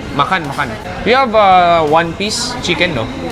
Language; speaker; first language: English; non-native, local second language; Filipino